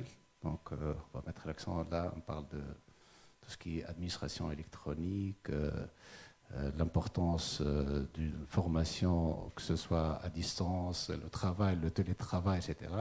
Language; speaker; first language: French; non-native, local second language; Arabic